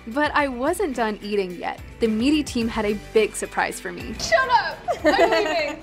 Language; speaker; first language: English; native; English